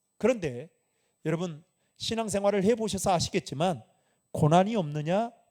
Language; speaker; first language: Korean; native; Korean